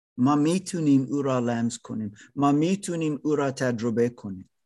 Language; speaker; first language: Persian; non-native, learner; German